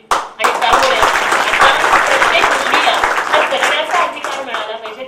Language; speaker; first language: Marathi; non-native, local second language; Telugu